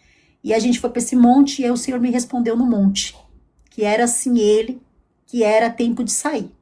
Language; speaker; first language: Portuguese; native; Portuguese